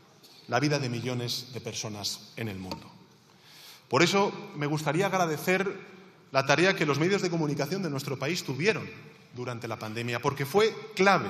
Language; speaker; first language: Spanish; native; Spanish